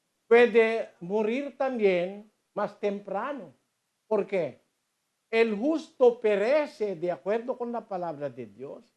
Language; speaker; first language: Spanish; non-native, learner; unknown